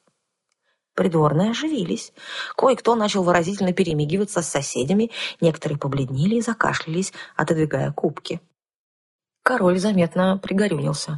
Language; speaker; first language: Russian; native; Russian